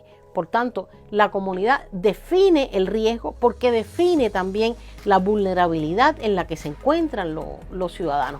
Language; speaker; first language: Spanish; native; Spanish